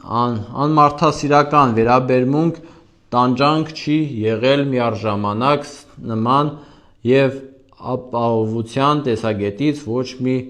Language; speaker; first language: Armenian; native; Armenian